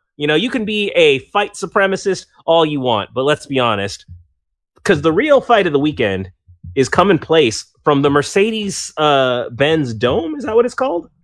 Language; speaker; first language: English; native; English